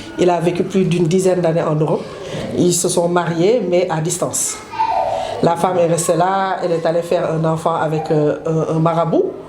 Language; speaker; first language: French; non-native, local second language; Wolof